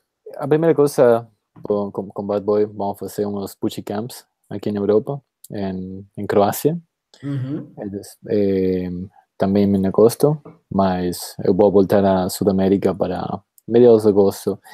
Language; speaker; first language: Portuguese; non-native, fluent; Spanish